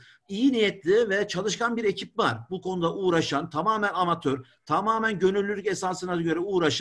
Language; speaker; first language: Turkish; native; Turkish